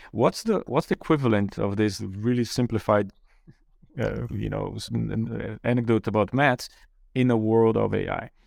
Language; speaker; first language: English; non-native, fluent; Portuguese